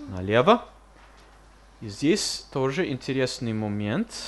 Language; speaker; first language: Russian; non-native, fluent; English